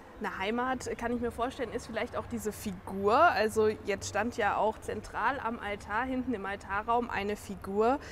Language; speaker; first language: German; native; German